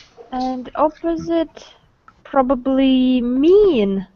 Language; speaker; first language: English; non-native, learner; Russian